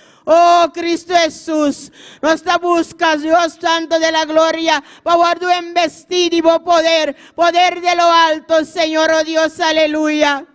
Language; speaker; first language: Spanish; non-native, learner; Papiamento